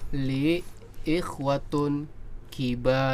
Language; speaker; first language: Arabic; non-native, learner; Indonesian